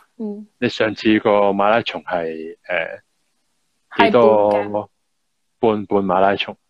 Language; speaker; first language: Chinese; early bilingual, heritage; Cantonese